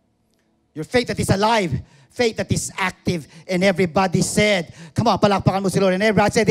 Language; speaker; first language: English; non-native, local second language; Filipino